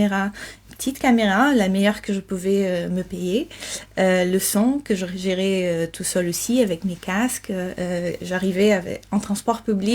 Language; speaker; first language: French; non-native, fluent; Portuguese